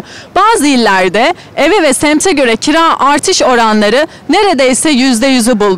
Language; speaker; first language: Turkish; native; Turkish